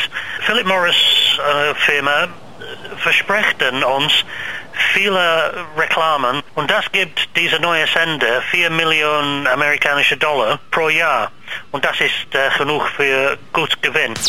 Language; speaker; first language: German; non-native, learner; English